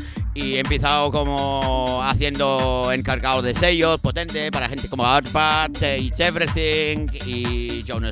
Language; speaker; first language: Spanish; non-native, fluent; English